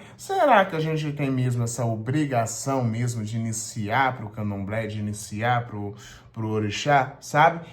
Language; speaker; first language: Portuguese; native; Portuguese